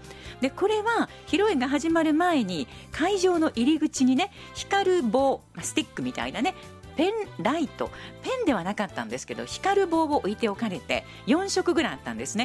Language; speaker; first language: Japanese; native; Japanese